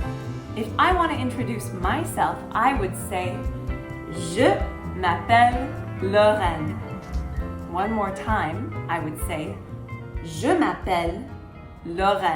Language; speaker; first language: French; non-native, fluent; English